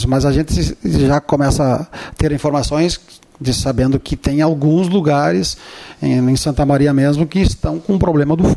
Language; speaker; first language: Portuguese; native; Portuguese